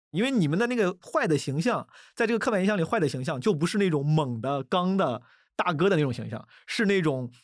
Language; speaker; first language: Chinese; native; Chinese